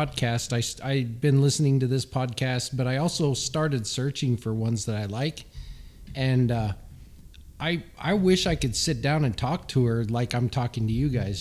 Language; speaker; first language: English; early bilingual, other home language; Swedish